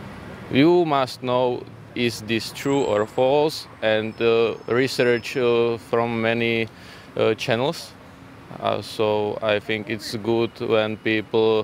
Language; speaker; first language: English; non-native, learner; Slovak